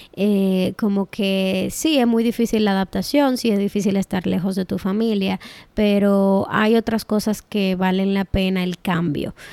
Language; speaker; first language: Spanish; native; Spanish